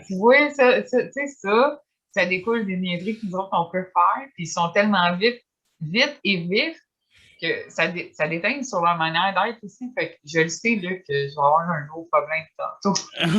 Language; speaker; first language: French; native; French